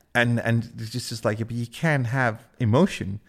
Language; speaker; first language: English; non-native, fluent; Dutch